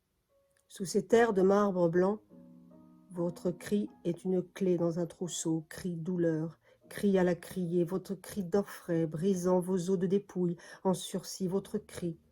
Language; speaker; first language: French; native; French